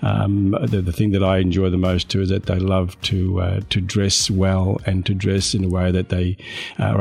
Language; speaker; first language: English; native; English